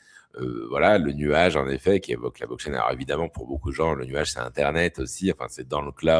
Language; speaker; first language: French; native; French